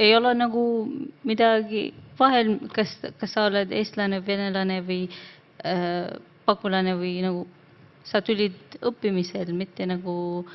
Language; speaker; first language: Estonian; non-native, learner; Arabic